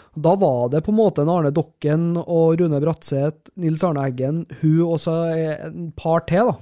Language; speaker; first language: Norwegian; native; Norwegian